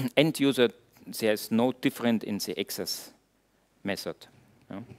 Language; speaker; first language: English; non-native, fluent; German